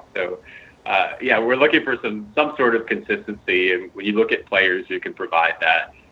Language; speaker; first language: English; native; English